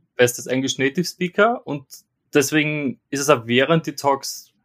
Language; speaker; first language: German; native; German